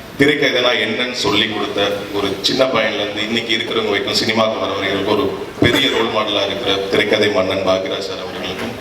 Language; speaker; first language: Tamil; native; Tamil